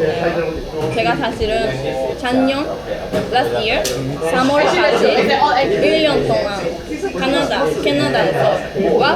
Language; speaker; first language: Korean; non-native, learner; Japanese